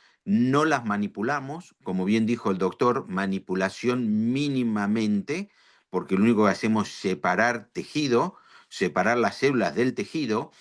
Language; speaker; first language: Spanish; native; Spanish